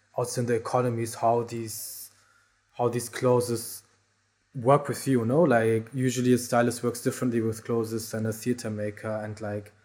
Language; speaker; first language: English; non-native, fluent; German